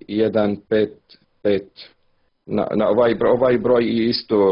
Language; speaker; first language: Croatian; non-native, learner; Arabic